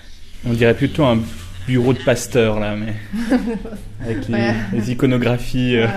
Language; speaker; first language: French; native; French